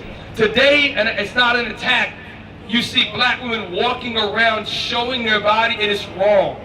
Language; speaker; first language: English; native; English